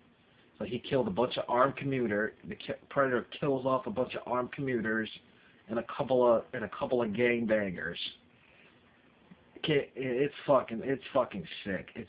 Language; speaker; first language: English; native; English